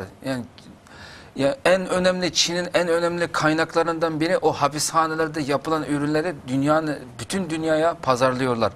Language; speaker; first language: Turkish; non-native, fluent; Uyghur